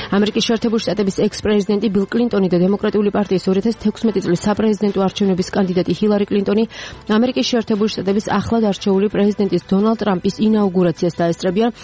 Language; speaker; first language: Georgian; native; Georgian